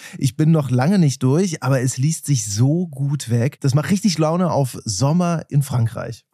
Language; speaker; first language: German; native; German